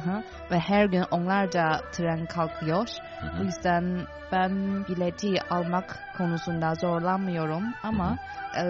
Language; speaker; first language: Turkish; non-native, fluent; Chinese